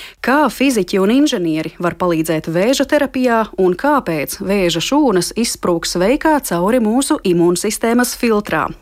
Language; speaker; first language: Latvian; native; Latvian